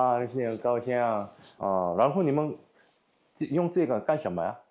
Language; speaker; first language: Chinese; non-native, learner; Korean